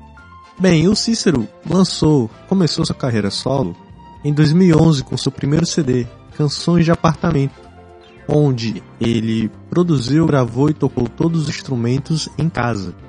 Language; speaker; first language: Portuguese; native; Portuguese